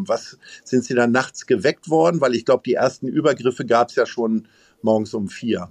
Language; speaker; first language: German; native; German